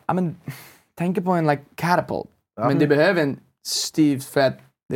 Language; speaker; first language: Swedish; non-native, fluent; English